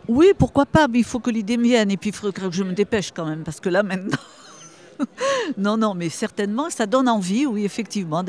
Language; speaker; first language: French; native; French